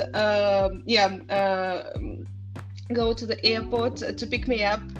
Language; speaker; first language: English; non-native, fluent; Estonian